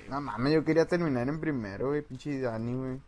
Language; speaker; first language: Spanish; native; Spanish